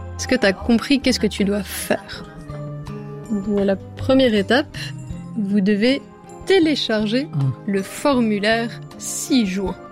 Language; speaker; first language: French; native; French